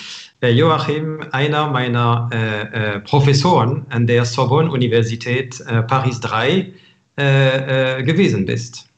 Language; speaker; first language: German; non-native, fluent; French